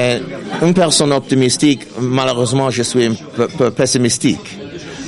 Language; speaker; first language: French; non-native, learner; English